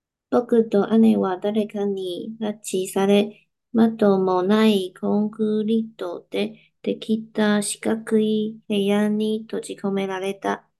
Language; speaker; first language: Japanese; non-native, learner; Chinese